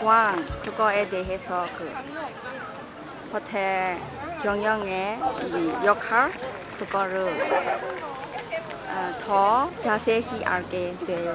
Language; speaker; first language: Korean; non-native, learner; Burmese